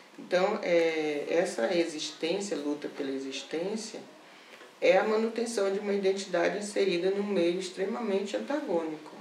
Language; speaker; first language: Portuguese; native; Portuguese